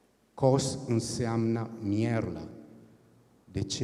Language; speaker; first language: Romanian; non-native, fluent; Italian